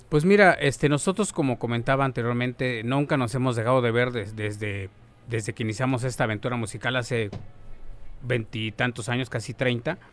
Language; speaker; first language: Spanish; native; Spanish